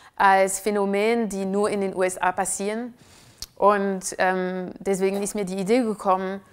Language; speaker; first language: German; non-native, fluent; French